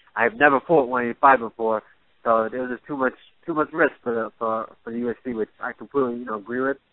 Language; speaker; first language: English; native; English